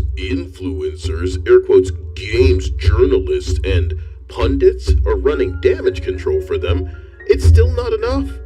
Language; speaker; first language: English; native; English